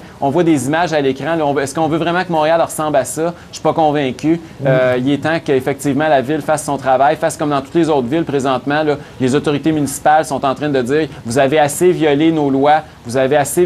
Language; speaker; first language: French; native; French